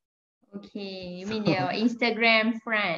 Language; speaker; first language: English; non-native, fluent; Malay